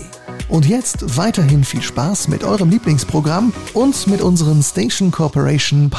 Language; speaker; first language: German; native; German